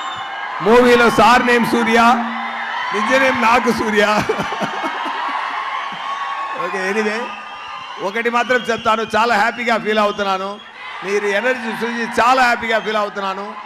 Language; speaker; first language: Telugu; non-native, learner; Tamil